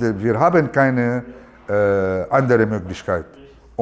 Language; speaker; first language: German; non-native, learner; Arabic